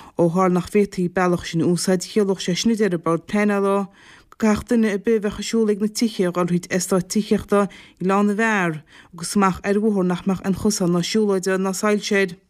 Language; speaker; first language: Irish; native; Irish